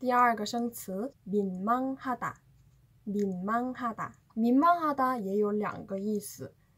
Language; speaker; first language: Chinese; non-native, fluent; Korean